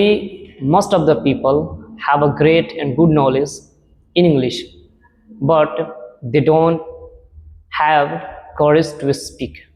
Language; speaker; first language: English; non-native, learner; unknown